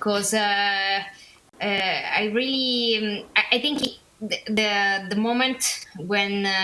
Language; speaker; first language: English; non-native, learner; Italian